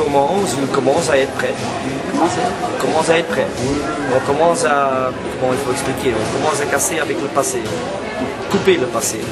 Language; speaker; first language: French; non-native, local second language; Dutch